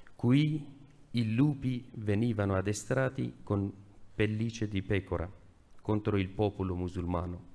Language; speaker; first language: Italian; non-native, fluent; Persian